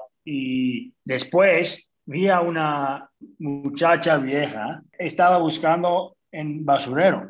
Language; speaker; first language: Spanish; early bilingual, other home language; English